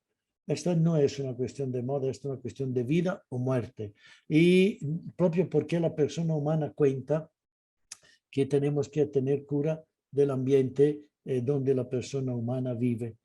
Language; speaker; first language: Spanish; non-native, fluent; Italian